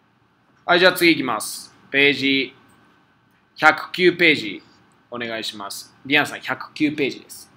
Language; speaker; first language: Japanese; non-native, fluent; Spanish